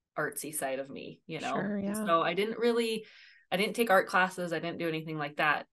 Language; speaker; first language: English; native; English